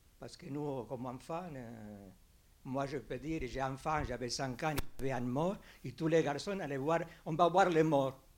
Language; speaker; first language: French; non-native, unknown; Spanish